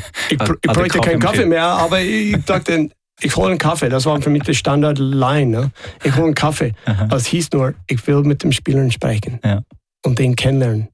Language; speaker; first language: German; non-native, fluent; English